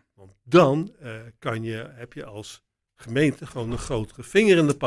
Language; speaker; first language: Dutch; native; Dutch